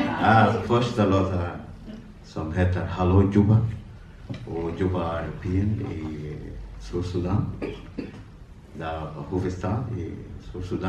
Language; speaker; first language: Norwegian; non-native, learner; Arabic